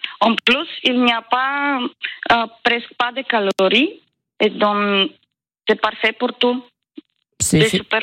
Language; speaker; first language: French; non-native, learner; Bulgarian